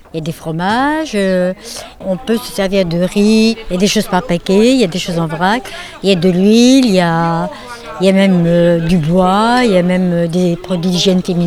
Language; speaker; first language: French; native; French